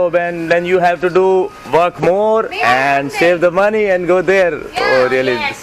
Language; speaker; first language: English; non-native, learner; Hindi